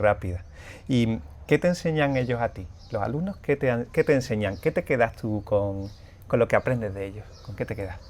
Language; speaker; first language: Spanish; native; Spanish